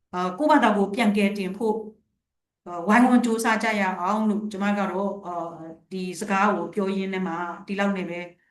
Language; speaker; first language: Burmese; non-native, local second language; Shwe Palaung